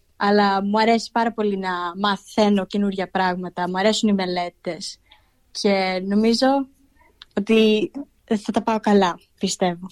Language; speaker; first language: Greek; early bilingual, heritage; Greek